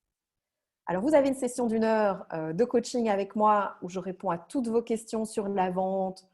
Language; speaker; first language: French; native; French